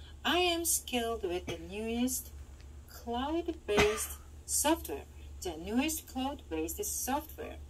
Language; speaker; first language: English; non-native, fluent; Korean